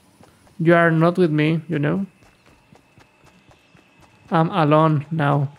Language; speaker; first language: English; non-native, learner; Spanish